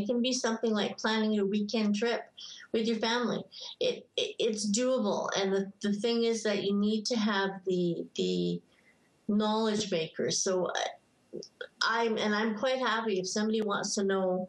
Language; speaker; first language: English; native; English